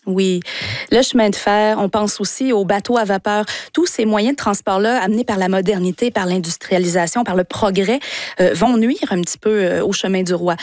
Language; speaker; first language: French; native; French